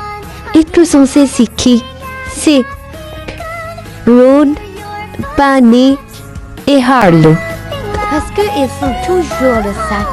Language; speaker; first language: French; non-native, learner; Arabic